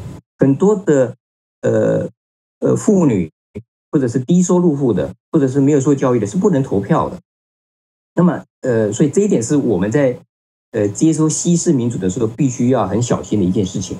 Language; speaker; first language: Chinese; native; Chinese